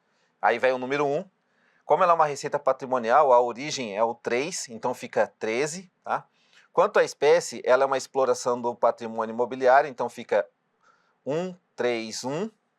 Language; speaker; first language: Portuguese; native; Portuguese